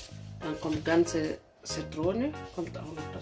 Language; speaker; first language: German; non-native, learner; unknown